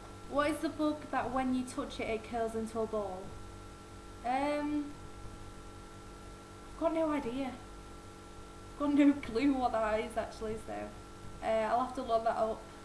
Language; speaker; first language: English; native; English